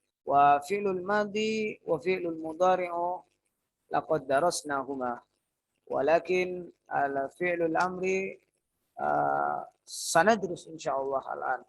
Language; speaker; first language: Arabic; non-native, learner; Indonesian